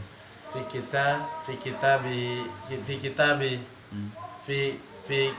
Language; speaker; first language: Arabic; non-native, learner; Indonesian